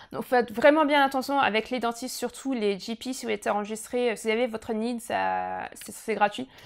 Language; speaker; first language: French; native; French